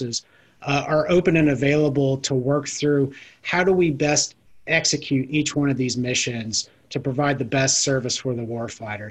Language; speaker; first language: English; native; English